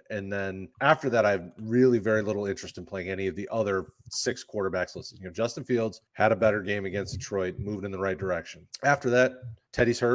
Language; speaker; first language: English; native; English